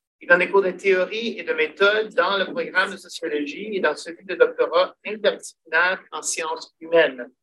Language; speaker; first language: French; native; French